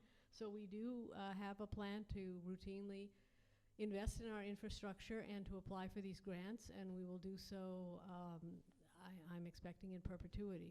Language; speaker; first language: English; native; English